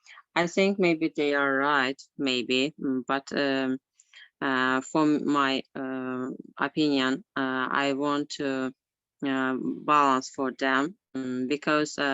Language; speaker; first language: English; non-native, learner; Azerbaijani